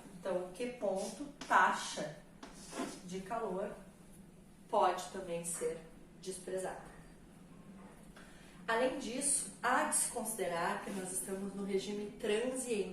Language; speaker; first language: Portuguese; native; Portuguese